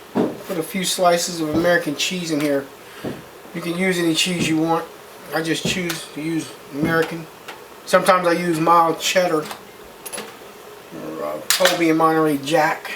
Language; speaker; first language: English; native; English